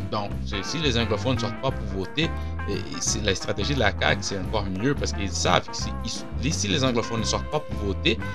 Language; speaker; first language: French; non-native, fluent; Portuguese